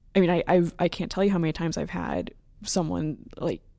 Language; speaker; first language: English; native; English